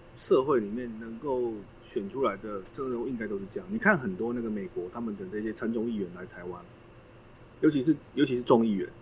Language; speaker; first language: Chinese; native; Chinese